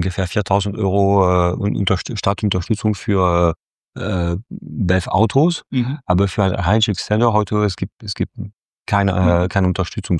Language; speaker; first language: German; non-native, fluent; French